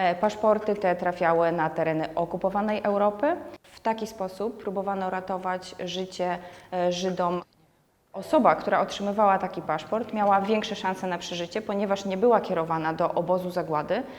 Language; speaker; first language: Polish; native; Polish